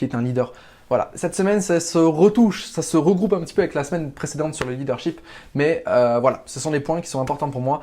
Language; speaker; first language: French; native; French